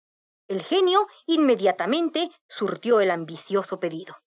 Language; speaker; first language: Spanish; native; Spanish